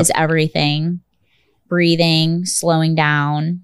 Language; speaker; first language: English; native; English